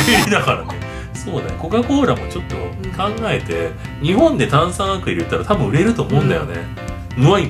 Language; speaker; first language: Japanese; native; Japanese